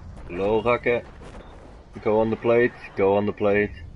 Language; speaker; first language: English; non-native, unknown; Dutch